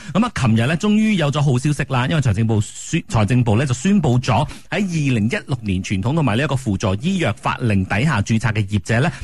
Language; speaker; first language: Cantonese; native; Cantonese